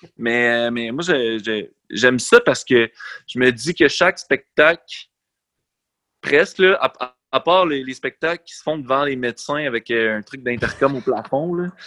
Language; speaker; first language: French; native; French